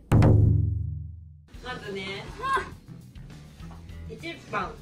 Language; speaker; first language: Japanese; native; Japanese